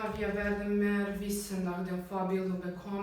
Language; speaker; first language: German; non-native, fluent; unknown